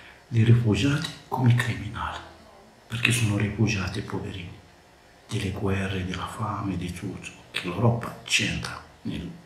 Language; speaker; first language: Italian; non-native, learner; Arabic